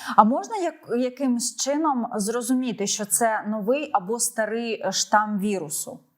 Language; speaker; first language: Ukrainian; native; Ukrainian